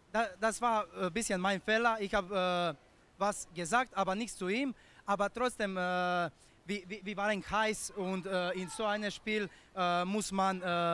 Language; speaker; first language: German; non-native, fluent; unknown